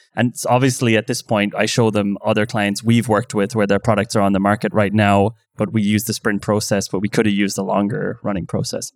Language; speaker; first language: English; native; English